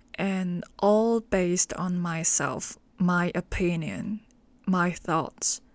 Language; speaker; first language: English; non-native, local second language; Cantonese